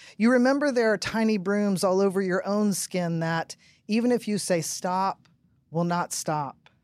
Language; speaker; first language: English; native; English